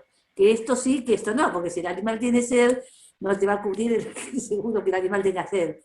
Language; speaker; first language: Spanish; native; Spanish